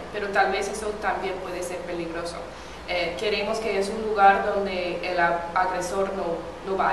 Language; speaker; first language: Spanish; non-native, fluent; English